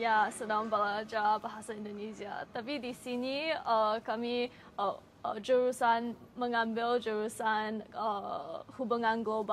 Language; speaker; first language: Indonesian; non-native, learner; Chinese